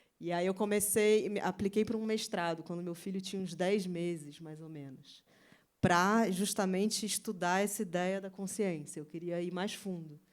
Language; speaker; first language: Portuguese; native; Portuguese